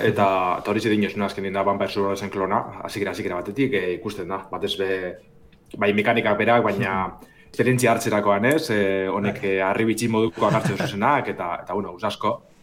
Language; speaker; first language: Basque; native; Basque